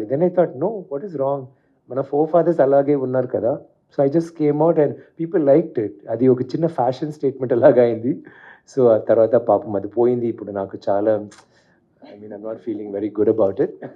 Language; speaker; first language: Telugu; non-native, fluent; Tamil